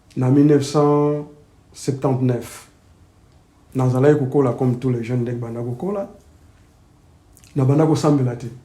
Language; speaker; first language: Lingala; native; Lingala